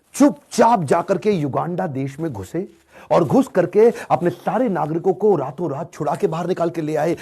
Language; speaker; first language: Hindi; native; Hindi